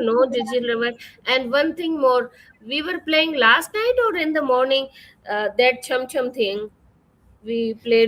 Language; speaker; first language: English; non-native, fluent; Urdu